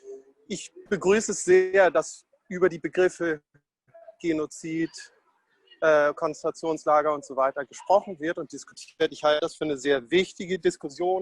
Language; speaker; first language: German; non-native, fluent; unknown